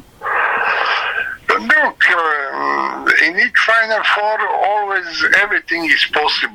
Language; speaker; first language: English; non-native, learner; Serbian